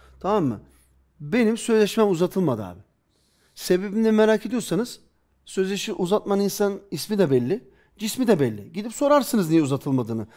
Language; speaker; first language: Turkish; early bilingual, heritage; Turkish